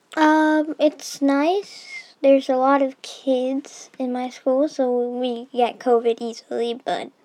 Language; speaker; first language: English; early bilingual, heritage; English